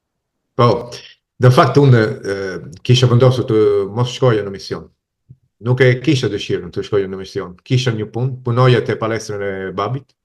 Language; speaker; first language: Albanian; non-native, fluent; Italian